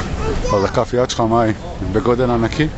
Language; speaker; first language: Hebrew; native; Hebrew